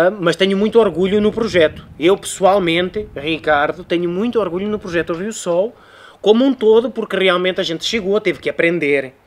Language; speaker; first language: Portuguese; native; Portuguese